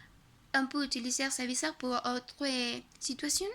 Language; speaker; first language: French; non-native, learner; Spanish